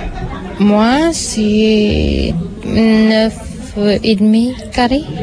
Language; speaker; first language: French; non-native, learner; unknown